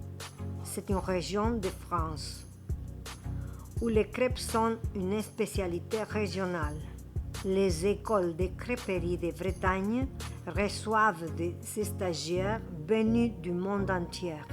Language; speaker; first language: French; non-native, fluent; Spanish